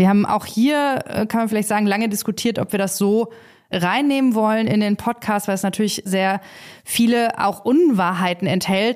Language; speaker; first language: German; native; German